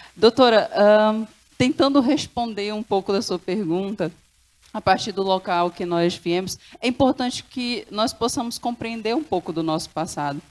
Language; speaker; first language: Portuguese; non-native, local second language; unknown